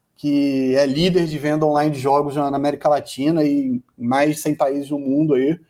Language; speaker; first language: Portuguese; native; Portuguese